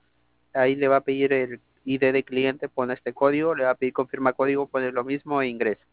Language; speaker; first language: Spanish; native; Spanish